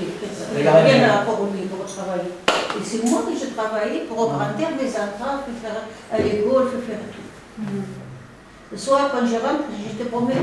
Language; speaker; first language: French; non-native, learner; Arabic